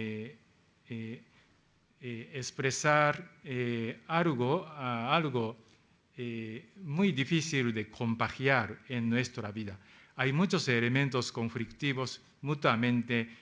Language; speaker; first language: Spanish; non-native, fluent; Japanese